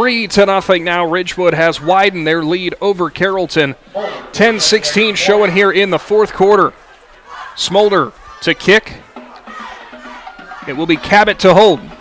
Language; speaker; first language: English; native; English